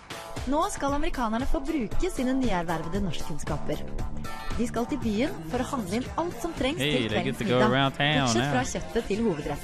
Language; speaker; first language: Norwegian; native; Norwegian